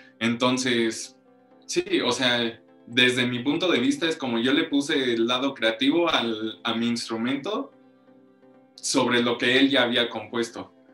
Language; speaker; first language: Spanish; native; Spanish